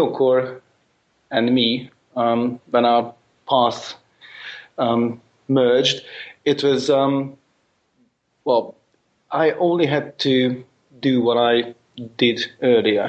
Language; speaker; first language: English; non-native, fluent; Hungarian